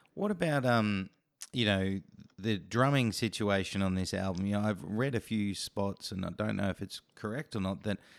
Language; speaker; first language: English; native; English